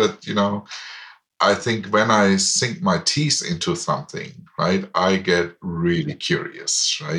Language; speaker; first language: English; non-native, fluent; German